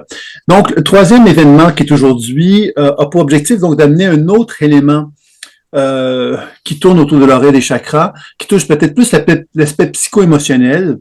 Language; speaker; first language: French; native; French